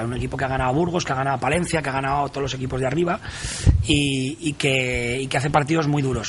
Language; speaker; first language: Spanish; native; Spanish